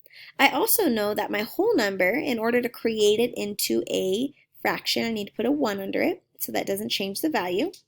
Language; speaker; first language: English; native; English